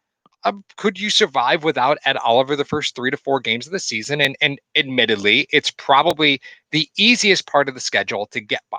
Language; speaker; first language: English; native; English